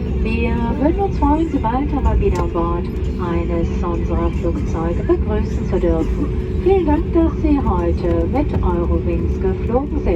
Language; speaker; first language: German; native; German